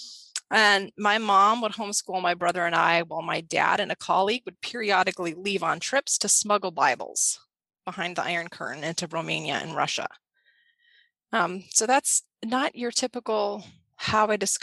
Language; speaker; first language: English; native; English